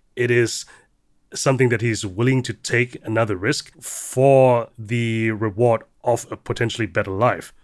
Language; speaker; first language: English; early bilingual, heritage; German